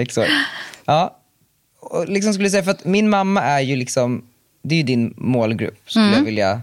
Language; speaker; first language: Swedish; native; Swedish